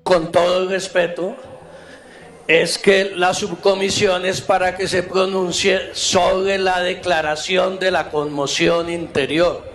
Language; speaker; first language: Spanish; native; Spanish